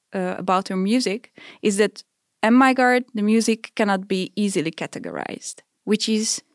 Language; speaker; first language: English; non-native, fluent; Hungarian